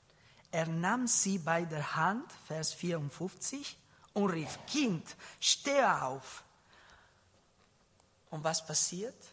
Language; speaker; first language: German; non-native, learner; Italian